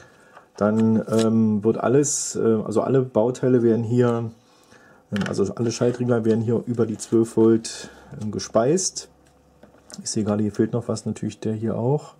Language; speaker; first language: German; native; German